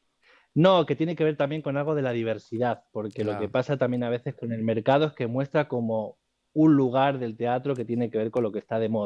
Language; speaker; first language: Spanish; native; Spanish